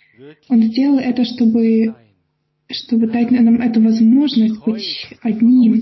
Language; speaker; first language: Russian; non-native, fluent; German